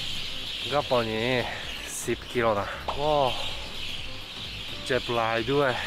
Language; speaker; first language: Thai; non-native, learner; Japanese